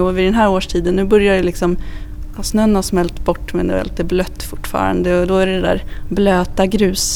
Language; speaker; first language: Swedish; native; Swedish